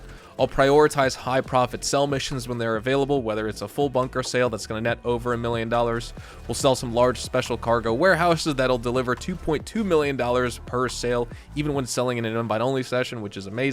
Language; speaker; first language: English; native; English